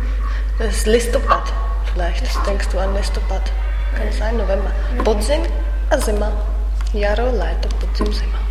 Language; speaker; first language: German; non-native, fluent; Czech